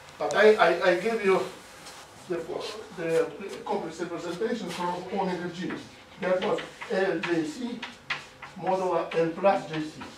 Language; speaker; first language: English; non-native, fluent; Russian